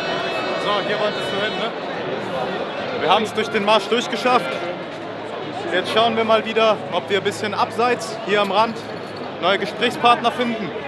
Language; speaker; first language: German; native; German